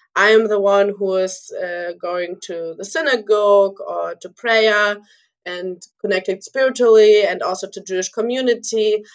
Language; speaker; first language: English; early bilingual, other home language; Russian